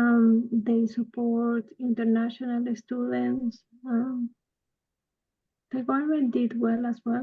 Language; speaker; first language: English; non-native, fluent; Spanish